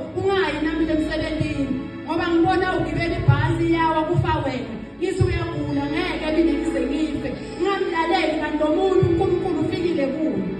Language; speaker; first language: Zulu; non-native, local second language; Swati